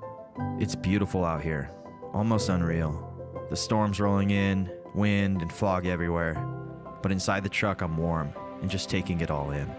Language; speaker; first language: English; native; English